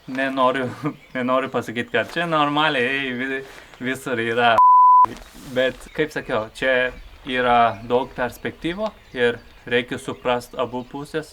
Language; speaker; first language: Lithuanian; non-native, fluent; Turkish